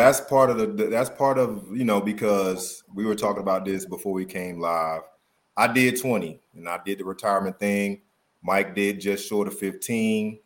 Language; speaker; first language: English; native; English